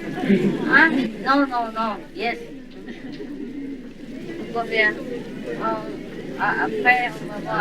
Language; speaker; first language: French; non-native, learner; Vietnamese